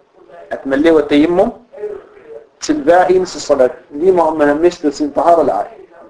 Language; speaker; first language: Danish; non-native, fluent; Arabic